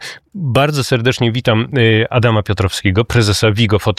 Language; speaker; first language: Polish; native; Polish